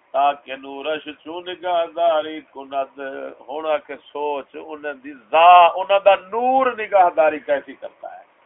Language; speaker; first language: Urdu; non-native, local second language; Punjabi